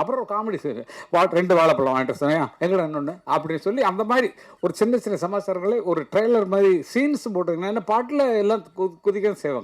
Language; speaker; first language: Tamil; native; Tamil